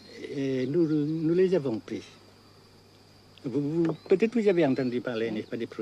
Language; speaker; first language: French; non-native, fluent; Vietnamese